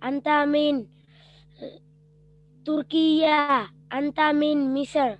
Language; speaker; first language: Arabic; non-native, learner; Bangla